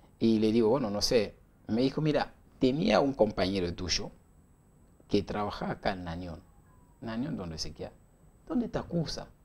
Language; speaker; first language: Spanish; non-native, learner; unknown